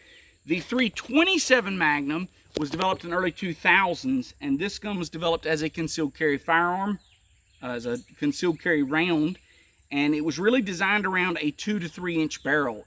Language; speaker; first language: English; native; English